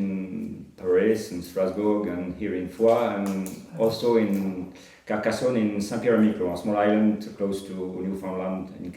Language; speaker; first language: English; non-native, fluent; French